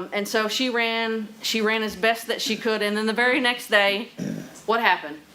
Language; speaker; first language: English; native; English